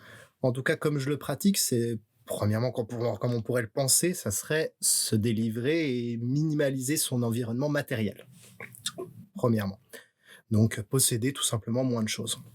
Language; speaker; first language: French; native; French